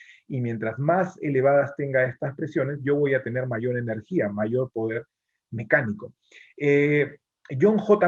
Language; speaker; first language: Spanish; native; Spanish